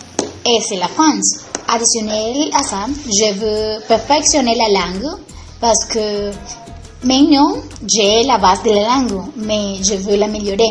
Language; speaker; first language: French; non-native, learner; Spanish